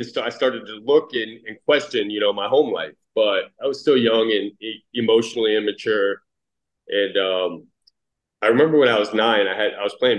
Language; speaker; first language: English; native; English